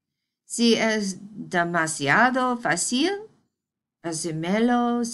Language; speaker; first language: Spanish; non-native, fluent; English